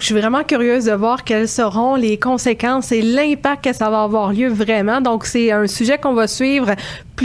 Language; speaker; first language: French; native; French